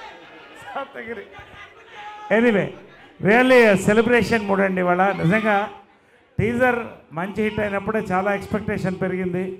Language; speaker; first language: Telugu; native; Telugu